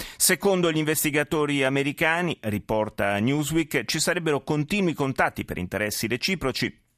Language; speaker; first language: Italian; native; Italian